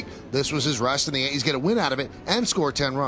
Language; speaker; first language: English; native; English